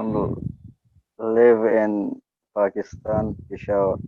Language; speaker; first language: English; non-native, learner; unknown